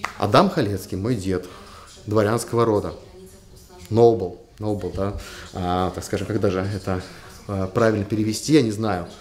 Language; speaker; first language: Russian; native; Russian